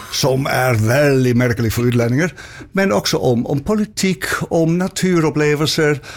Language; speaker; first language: Norwegian; non-native, fluent; Dutch